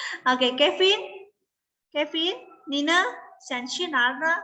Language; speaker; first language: Chinese; non-native, fluent; Indonesian